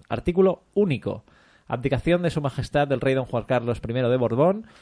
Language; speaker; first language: Spanish; non-native, local second language; Catalan